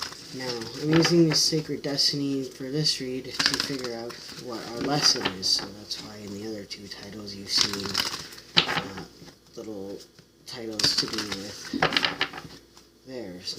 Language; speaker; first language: English; native; English